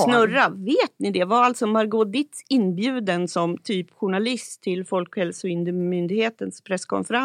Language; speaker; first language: Swedish; native; Swedish